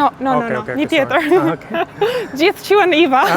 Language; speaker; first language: Albanian; early bilingual, heritage; Albanian